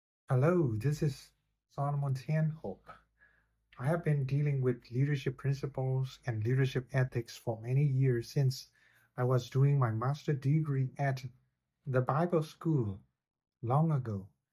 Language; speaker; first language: English; non-native, fluent; Burmese